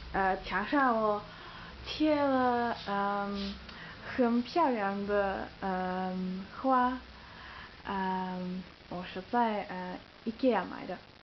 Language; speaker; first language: Chinese; non-native, learner; Dutch